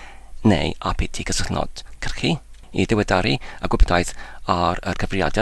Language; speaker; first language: Welsh; non-native, learner; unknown